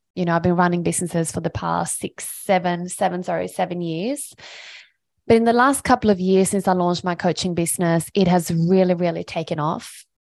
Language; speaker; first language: English; non-native, fluent; Swedish